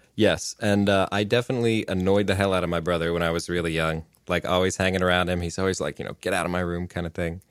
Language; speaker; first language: English; native; English